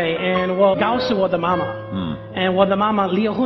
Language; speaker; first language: Chinese; non-native, learner; English